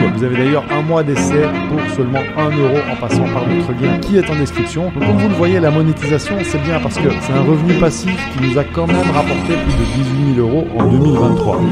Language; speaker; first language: French; native; French